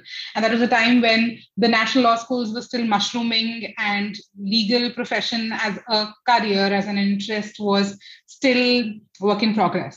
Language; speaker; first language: English; non-native, local second language; Hindi